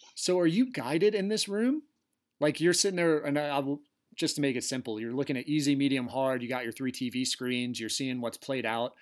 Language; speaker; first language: English; native; English